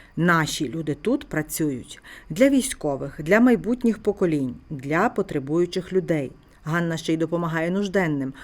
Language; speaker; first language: Ukrainian; native; Ukrainian